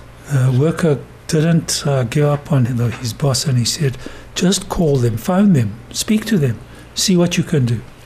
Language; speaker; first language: English; native; English